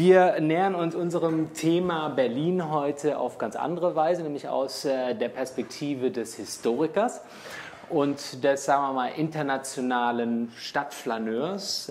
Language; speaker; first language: German; native; German